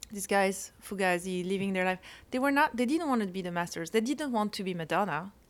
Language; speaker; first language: English; non-native, fluent; French